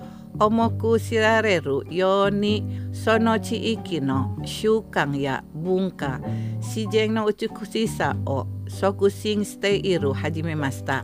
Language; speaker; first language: Japanese; non-native, fluent; Indonesian